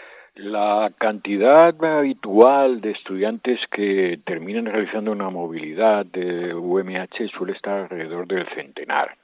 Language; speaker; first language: Spanish; native; Spanish